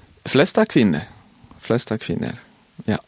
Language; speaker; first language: Norwegian; non-native, fluent; French